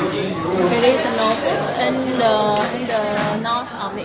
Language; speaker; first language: English; non-native, learner; Vietnamese